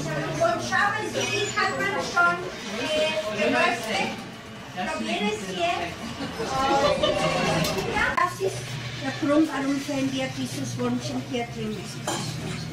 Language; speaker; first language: German; non-native, learner; Spanish